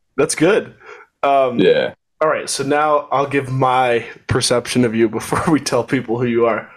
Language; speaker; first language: English; native; English